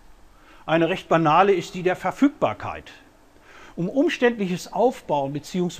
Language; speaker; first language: German; native; German